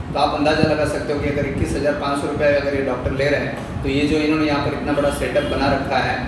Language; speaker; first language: Hindi; non-native, local second language; Marathi